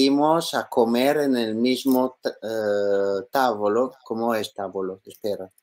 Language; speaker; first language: Spanish; non-native, learner; Italian